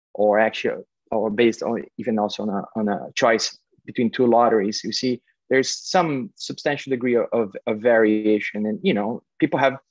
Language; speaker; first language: English; non-native, fluent; Portuguese